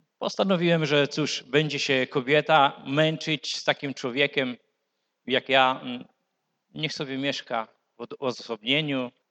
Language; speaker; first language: Polish; native; Polish